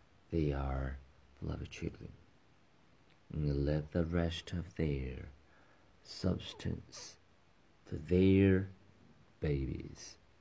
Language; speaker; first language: English; non-native, learner; Korean